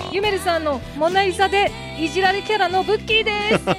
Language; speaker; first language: Japanese; native; Japanese